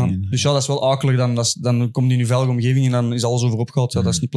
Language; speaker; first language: Dutch; native; Dutch